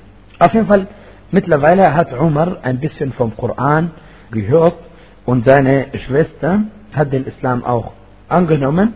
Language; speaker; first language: German; non-native, fluent; Arabic